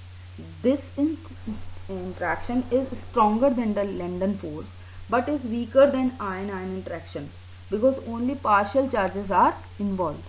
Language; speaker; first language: English; non-native, local second language; Hindi